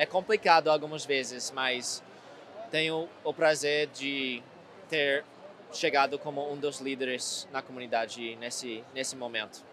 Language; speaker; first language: Portuguese; non-native, fluent; English